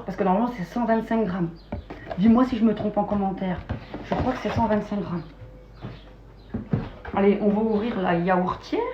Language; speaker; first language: French; native; French